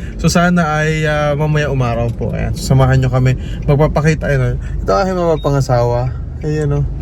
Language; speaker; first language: Filipino; native; Filipino